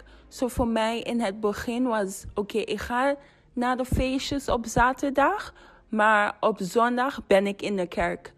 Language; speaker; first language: Dutch; non-native, fluent; English